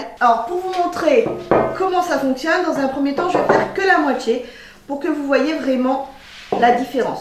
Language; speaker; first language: French; native; French